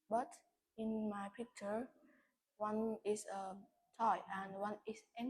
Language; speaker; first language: English; non-native, learner; Vietnamese